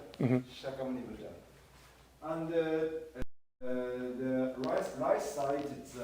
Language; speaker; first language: English; non-native, learner; Japanese